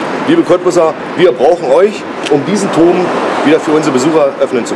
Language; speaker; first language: German; native; German